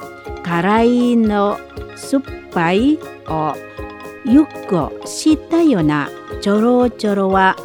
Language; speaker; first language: Japanese; non-native, learner; Indonesian